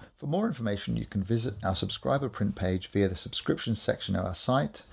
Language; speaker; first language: English; native; English